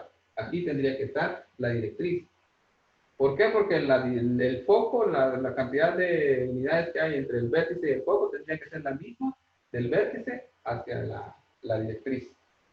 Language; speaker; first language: Spanish; native; Spanish